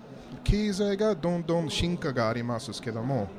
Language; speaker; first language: Japanese; non-native, learner; English